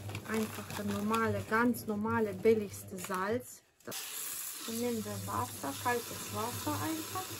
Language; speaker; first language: German; non-native, learner; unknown